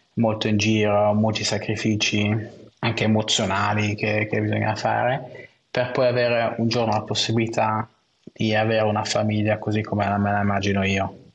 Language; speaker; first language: Italian; non-native, local second language; German